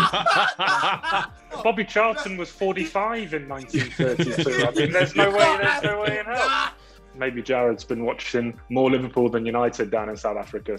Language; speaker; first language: English; native; English